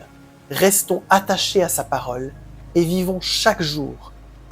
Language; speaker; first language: French; native; French